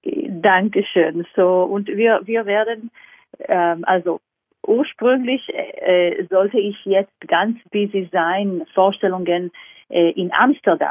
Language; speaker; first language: German; non-native, fluent; Hebrew